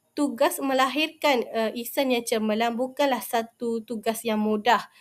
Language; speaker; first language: Malay; native; Malay